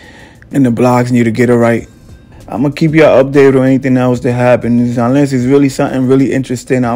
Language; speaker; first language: English; native; English